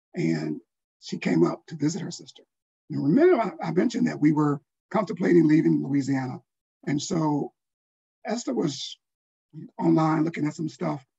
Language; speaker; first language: English; native; English